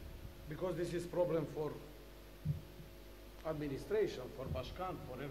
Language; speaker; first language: English; non-native, learner; Romanian